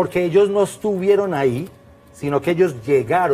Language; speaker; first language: Spanish; native; Spanish